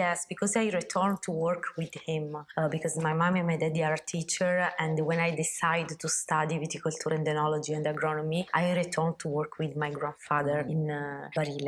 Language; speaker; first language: English; non-native, learner; Italian